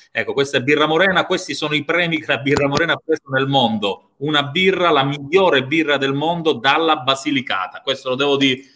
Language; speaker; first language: Italian; native; Italian